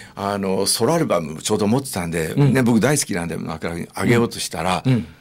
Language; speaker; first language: Japanese; native; Japanese